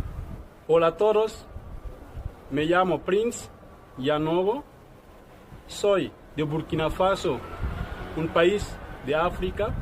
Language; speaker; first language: Spanish; non-native, fluent; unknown